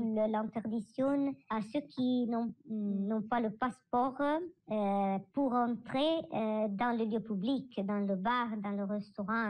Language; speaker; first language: French; non-native, learner; Italian